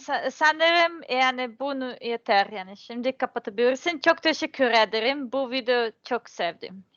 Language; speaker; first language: Turkish; non-native, learner; Serbian